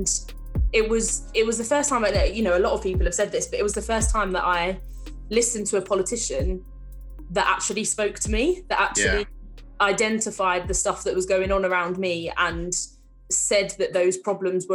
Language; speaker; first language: English; native; English